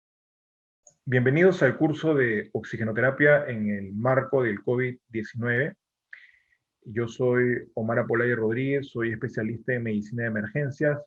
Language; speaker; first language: Spanish; native; Spanish